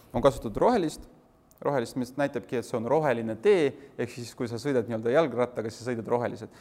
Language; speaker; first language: Estonian; non-native, local second language; Russian